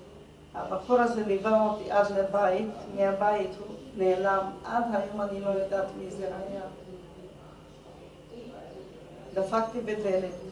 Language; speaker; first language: Hebrew; non-native, fluent; Hungarian